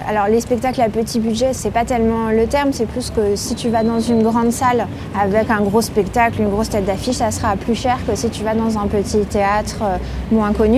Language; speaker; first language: French; native; French